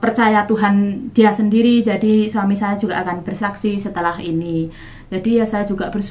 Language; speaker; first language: Indonesian; non-native, local second language; Javanese